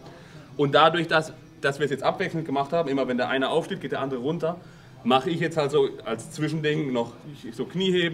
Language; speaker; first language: German; native; German